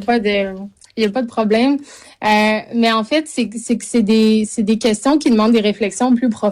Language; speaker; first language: French; native; French